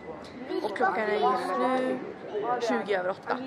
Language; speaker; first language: Swedish; early bilingual, other home language; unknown